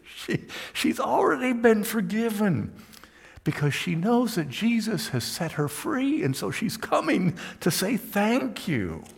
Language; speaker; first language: English; native; English